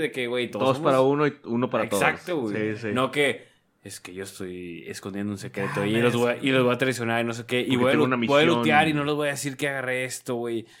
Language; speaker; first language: Spanish; native; Spanish